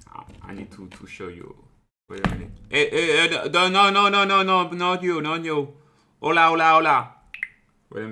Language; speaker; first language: English; non-native, fluent; French